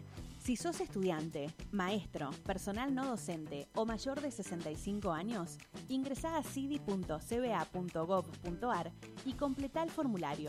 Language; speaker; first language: Spanish; native; Spanish